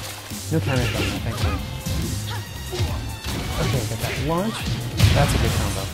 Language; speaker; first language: English; native; English